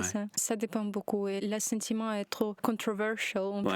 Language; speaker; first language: French; non-native, learner; Ukrainian